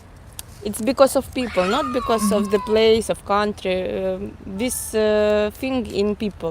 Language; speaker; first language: English; non-native, fluent; Russian